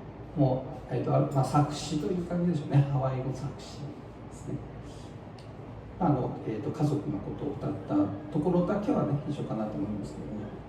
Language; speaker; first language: Japanese; native; Japanese